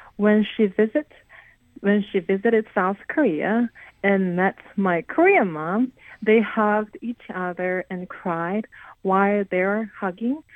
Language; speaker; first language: English; non-native, fluent; Korean